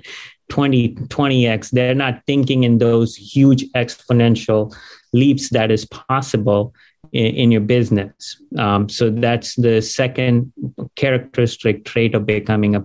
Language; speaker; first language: English; non-native, local second language; Gujarati